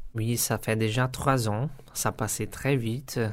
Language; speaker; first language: French; non-native, learner; Portuguese